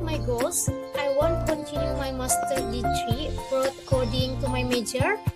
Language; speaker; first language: English; non-native, learner; Indonesian